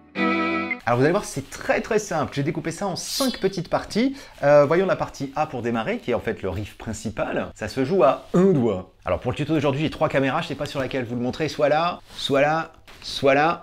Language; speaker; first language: French; native; French